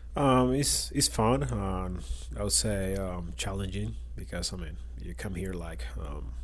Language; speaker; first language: English; non-native, learner; Spanish